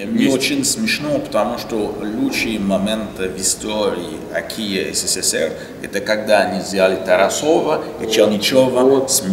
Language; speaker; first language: Russian; non-native, learner; French